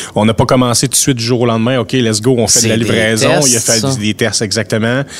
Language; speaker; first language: French; native; French